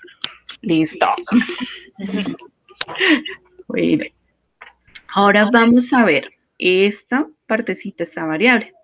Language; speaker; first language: Spanish; native; Spanish